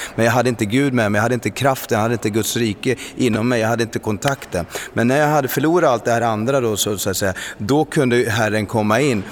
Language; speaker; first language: Swedish; early bilingual, other home language; Spanish